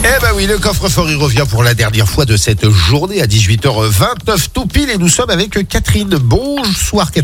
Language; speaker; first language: French; native; French